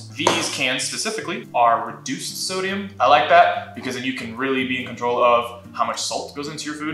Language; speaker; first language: English; native; English